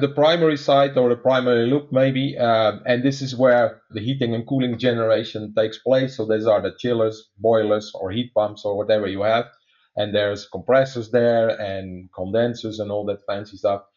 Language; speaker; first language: English; non-native, fluent; Dutch